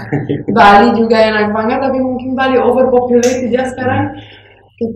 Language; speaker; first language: Indonesian; non-native, fluent; Romanian